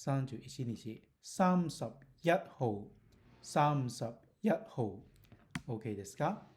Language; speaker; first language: Japanese; non-native, learner; Cantonese